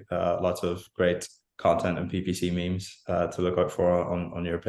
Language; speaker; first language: English; native; English